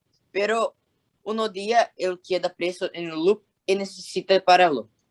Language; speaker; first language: Spanish; non-native, learner; Portuguese